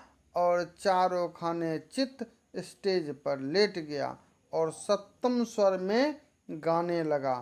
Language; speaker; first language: Hindi; native; Hindi